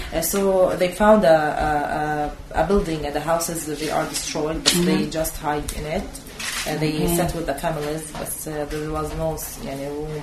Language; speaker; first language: English; non-native, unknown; Arabic